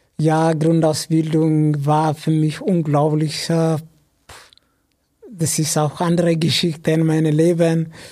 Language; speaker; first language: German; non-native, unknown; Amharic